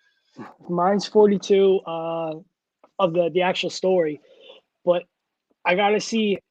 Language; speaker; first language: English; native; English